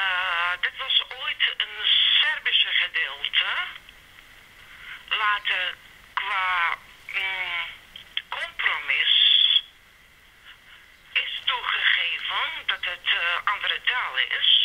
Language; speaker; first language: Dutch; non-native, learner; Serbian